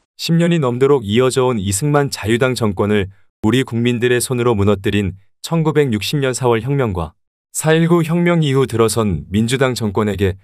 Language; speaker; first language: Korean; native; Korean